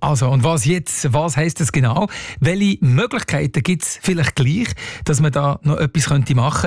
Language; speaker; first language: German; native; German